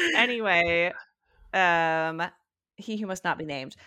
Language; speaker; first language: English; early bilingual, other home language; Italian